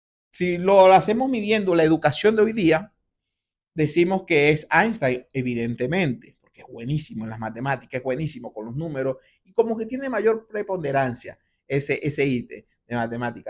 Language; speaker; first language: Spanish; native; Spanish